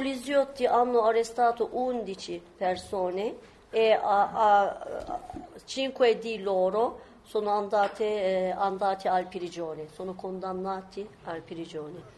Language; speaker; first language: Italian; non-native, learner; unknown